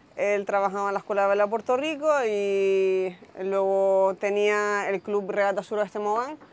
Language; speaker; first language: Spanish; native; Spanish